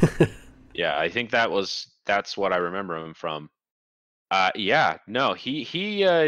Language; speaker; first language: English; native; English